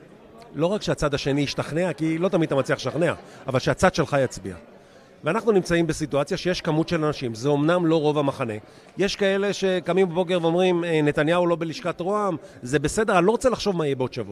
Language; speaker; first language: Hebrew; native; Hebrew